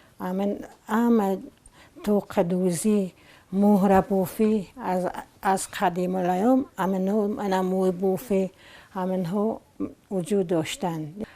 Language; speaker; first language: Tajik; non-native, local second language; Shughni